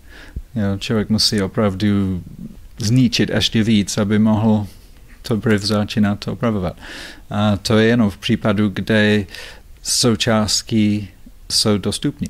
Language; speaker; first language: Czech; non-native, fluent; English